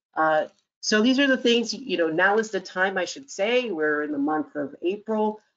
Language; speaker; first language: English; native; English